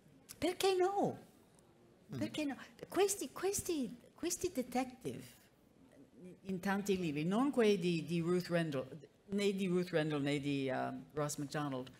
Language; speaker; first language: Italian; non-native, fluent; English